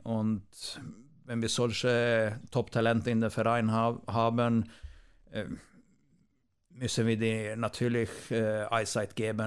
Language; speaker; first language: German; non-native, fluent; Swedish